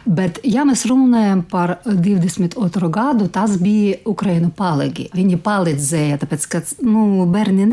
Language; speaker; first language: Latvian; non-native, learner; Ukrainian